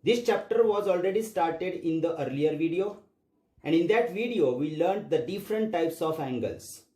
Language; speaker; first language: English; non-native, local second language; Marathi